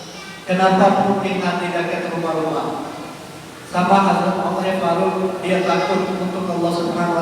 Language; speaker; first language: Indonesian; non-native, learner; Urdu